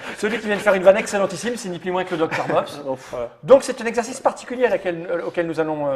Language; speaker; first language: French; native; French